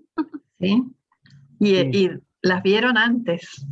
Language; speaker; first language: Spanish; native; Spanish